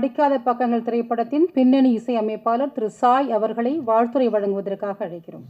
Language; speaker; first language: Tamil; native; Tamil